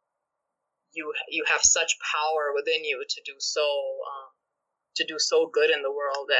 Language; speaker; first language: English; non-native, local second language; Urdu